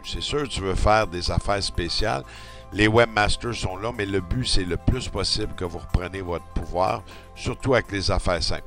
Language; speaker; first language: French; native; French